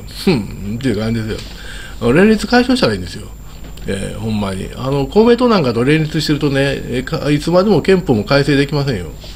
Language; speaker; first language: Japanese; native; Japanese